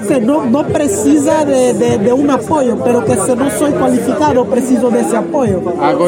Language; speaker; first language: Spanish; non-native, learner; Portuguese